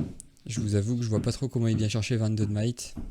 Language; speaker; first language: French; native; French